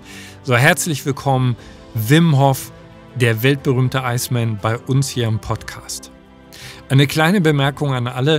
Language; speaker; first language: German; native; German